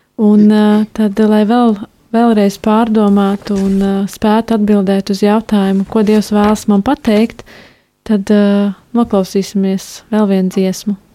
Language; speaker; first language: Latvian; native; Latvian